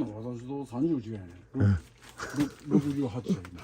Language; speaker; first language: Japanese; native; Japanese